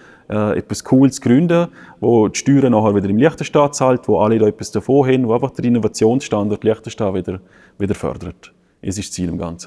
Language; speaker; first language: German; native; German